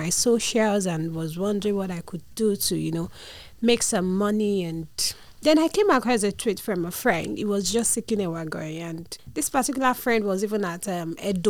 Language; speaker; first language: English; non-native, local second language; Yoruba